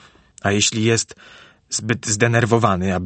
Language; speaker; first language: Polish; native; Polish